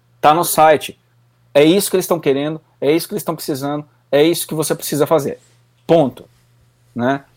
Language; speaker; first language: Portuguese; native; Portuguese